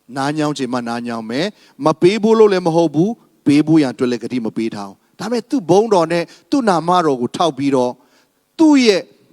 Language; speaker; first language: Burmese; non-native, local second language; Tedim Chin